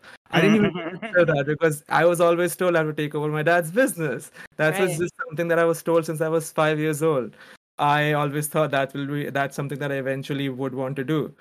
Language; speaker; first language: English; non-native, local second language; Gujarati